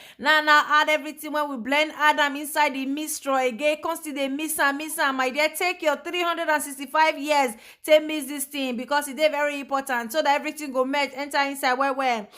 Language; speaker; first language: Nigerian Pidgin; native; Nigerian Pidgin